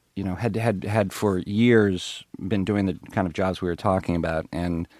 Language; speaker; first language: English; native; English